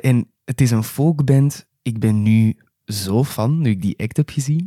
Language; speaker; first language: Dutch; native; Dutch